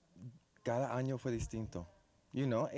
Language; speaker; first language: Spanish; non-native, fluent; English